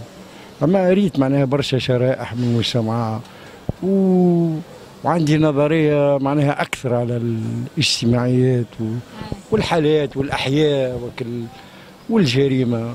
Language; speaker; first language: Arabic; native; Arabic